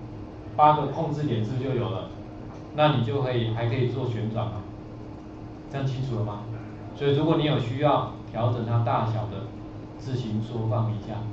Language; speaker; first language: Chinese; native; Chinese